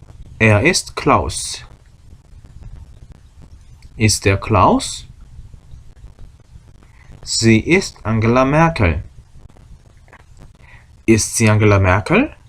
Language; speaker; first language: German; non-native, fluent; Korean